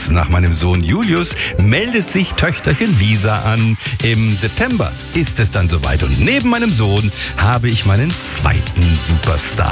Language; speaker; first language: German; native; German